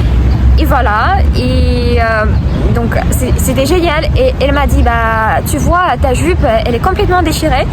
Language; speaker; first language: French; non-native, fluent; Russian